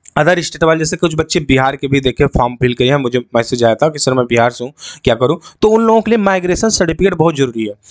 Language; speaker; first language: Hindi; native; Hindi